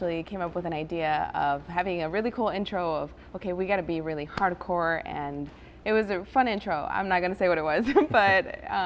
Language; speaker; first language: English; early bilingual, other home language; Spanish